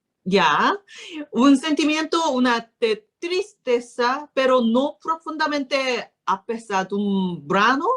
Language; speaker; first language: Spanish; non-native, learner; Korean